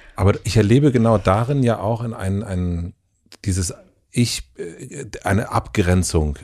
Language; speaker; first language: German; native; German